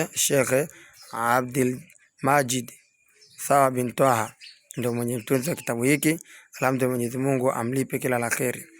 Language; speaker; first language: Swahili; native; Swahili